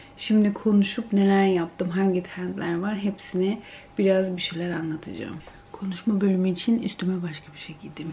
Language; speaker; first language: Turkish; early bilingual, heritage; Turkish